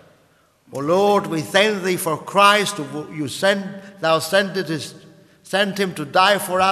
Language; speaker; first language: English; non-native, fluent; Italian